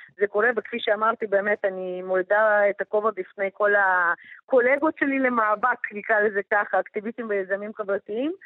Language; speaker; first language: Hebrew; non-native, fluent; Russian